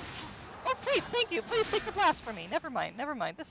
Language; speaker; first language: English; native; English